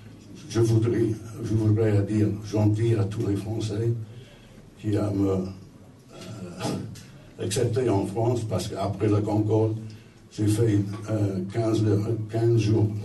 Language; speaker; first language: French; non-native, fluent; English